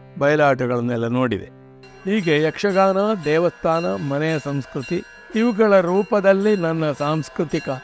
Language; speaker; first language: Kannada; non-native, local second language; Marathi